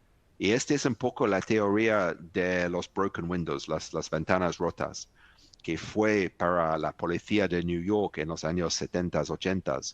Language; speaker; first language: Spanish; non-native, fluent; English